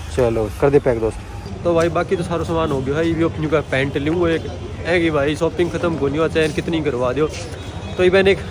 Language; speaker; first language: Hindi; native; Hindi